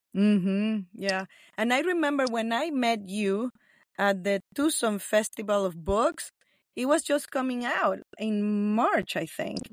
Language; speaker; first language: English; non-native, fluent; Spanish